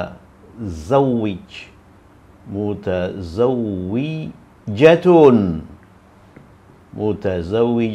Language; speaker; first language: Arabic; non-native, fluent; Indonesian